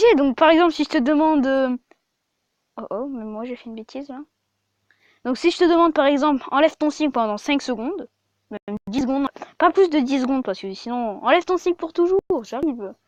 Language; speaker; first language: French; native; French